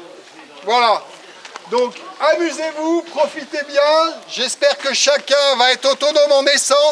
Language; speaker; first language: French; native; French